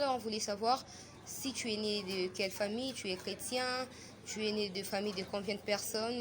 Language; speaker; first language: French; non-native, local second language; Lingala